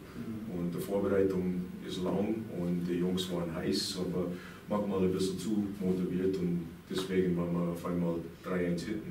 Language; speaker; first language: German; non-native, fluent; English